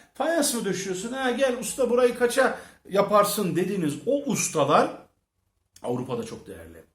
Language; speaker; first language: Turkish; early bilingual, heritage; Turkish